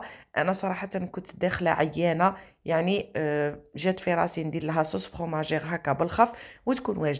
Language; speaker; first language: Arabic; native; Arabic